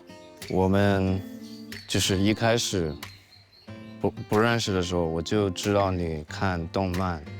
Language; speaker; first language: Chinese; non-native, learner; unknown